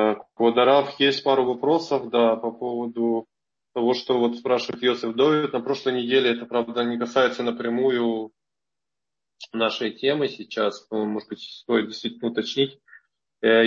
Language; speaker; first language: Russian; native; Russian